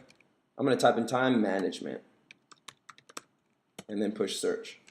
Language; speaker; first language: English; native; English